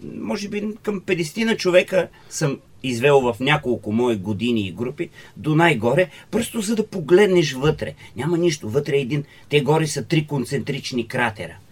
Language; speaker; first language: Bulgarian; native; Bulgarian